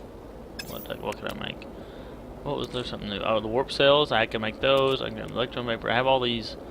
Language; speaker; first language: English; native; English